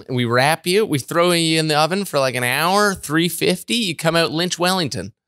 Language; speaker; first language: English; native; English